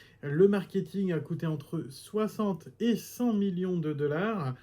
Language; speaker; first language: French; native; French